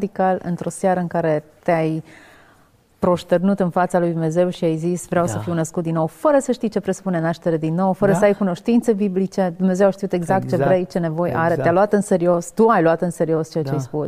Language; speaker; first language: Romanian; native; Romanian